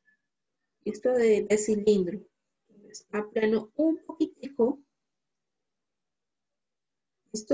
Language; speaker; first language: Spanish; native; Spanish